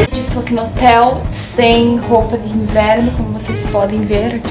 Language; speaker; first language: Portuguese; native; Portuguese